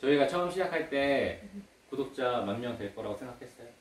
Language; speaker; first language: Korean; native; Korean